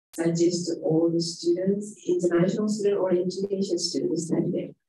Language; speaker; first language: English; non-native, fluent; Indonesian